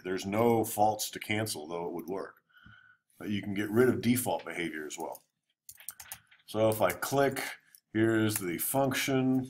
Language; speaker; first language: English; native; English